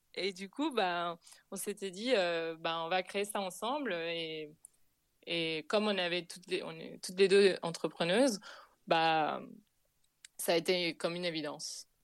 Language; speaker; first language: French; non-native, fluent; Spanish